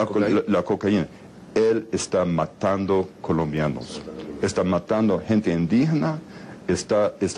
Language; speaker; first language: Spanish; non-native, fluent; English